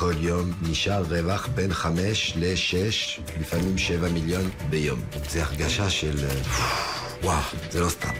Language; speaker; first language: Hebrew; non-native, fluent; French